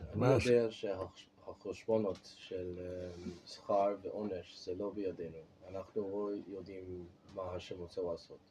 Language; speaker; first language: Hebrew; non-native, learner; English